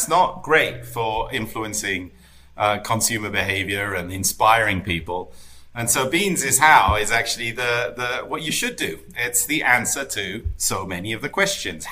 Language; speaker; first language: English; native; English